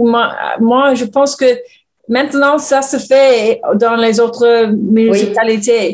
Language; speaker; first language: French; non-native, learner; English